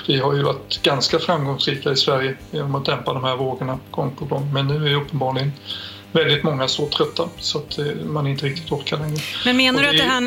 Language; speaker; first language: Swedish; native; Swedish